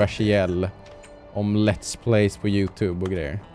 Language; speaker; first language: Swedish; native; Swedish